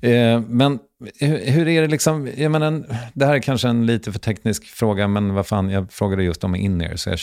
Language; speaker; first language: Swedish; native; Swedish